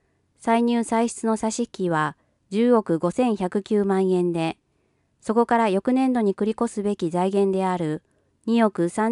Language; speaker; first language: Japanese; native; Japanese